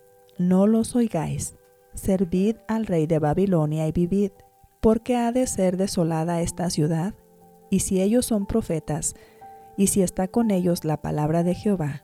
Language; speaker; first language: Spanish; native; Spanish